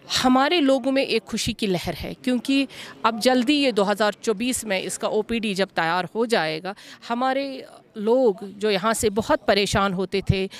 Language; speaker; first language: Hindi; non-native, local second language; Kashmiri